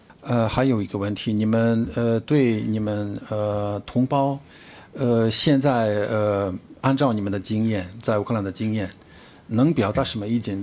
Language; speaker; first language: Chinese; non-native, fluent; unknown